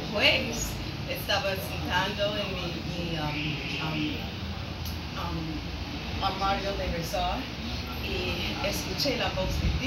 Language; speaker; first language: Spanish; non-native, learner; English